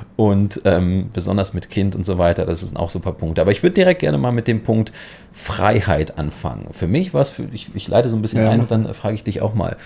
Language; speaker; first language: German; non-native, fluent; Polish